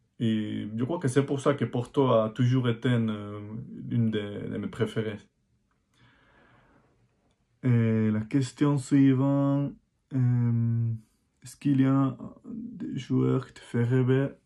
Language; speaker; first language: French; non-native, fluent; Spanish